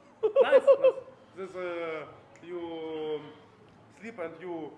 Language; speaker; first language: English; non-native, learner; Ukrainian